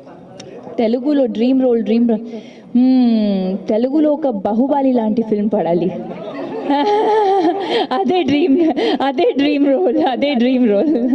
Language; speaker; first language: Telugu; non-native, local second language; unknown